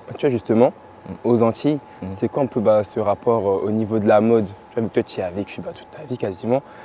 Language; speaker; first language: French; native; French